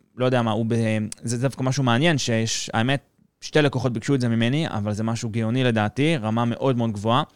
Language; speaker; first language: Hebrew; native; Hebrew